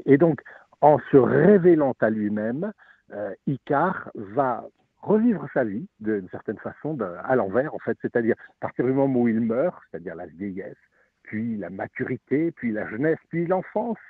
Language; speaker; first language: French; native; French